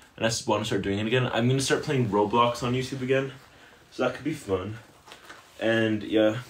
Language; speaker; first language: English; native; English